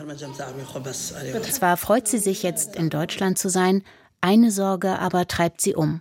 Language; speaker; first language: German; native; German